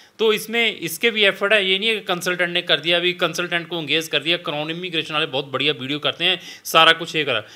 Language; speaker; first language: Hindi; non-native, local second language; Punjabi